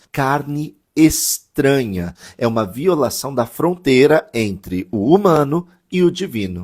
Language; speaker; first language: Portuguese; native; Portuguese